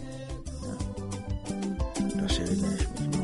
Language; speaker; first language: German; non-native, learner; Swahili